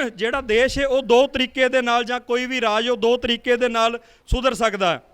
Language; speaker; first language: Punjabi; native; Punjabi